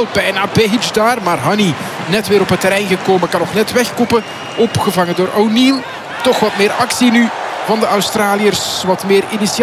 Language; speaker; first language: Dutch; native; Dutch